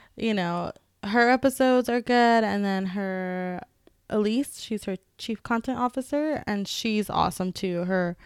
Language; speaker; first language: English; early bilingual, other home language; Spanish